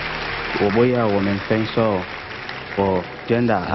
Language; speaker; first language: Chinese; non-native, learner; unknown